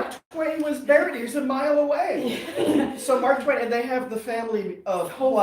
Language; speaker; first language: English; native; English